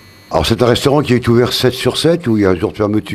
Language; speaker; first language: French; native; French